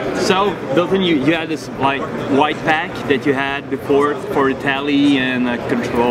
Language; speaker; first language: English; non-native, fluent; French